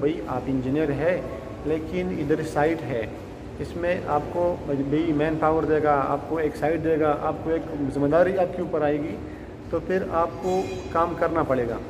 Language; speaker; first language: Hindi; non-native, local second language; Pashto